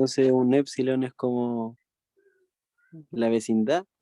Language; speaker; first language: Spanish; native; Spanish